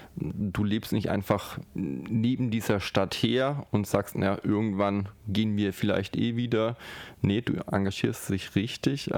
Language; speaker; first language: German; native; German